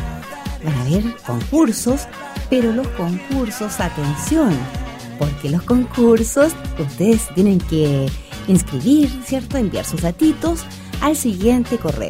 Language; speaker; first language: Spanish; native; Spanish